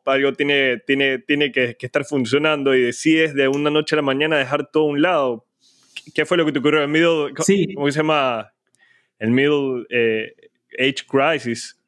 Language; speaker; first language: Spanish; native; Spanish